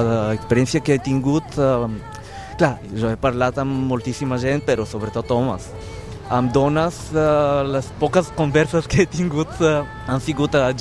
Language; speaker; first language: Catalan; non-native, fluent; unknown